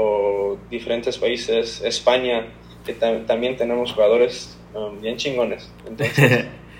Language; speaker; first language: Spanish; early bilingual, heritage; Spanish